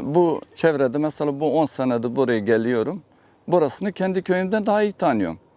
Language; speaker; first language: Turkish; non-native, local second language; Kurdish